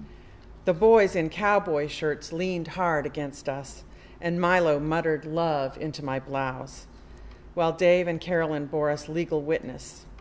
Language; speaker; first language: English; native; English